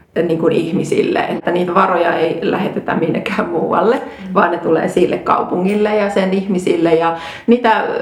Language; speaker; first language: Finnish; native; Finnish